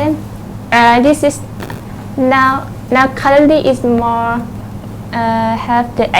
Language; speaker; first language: English; non-native, learner; Thai